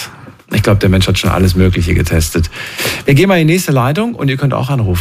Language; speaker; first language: German; native; German